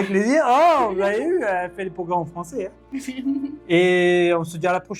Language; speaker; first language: French; native; French